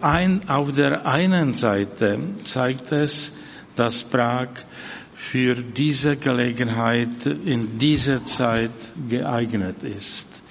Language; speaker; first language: German; non-native, fluent; Czech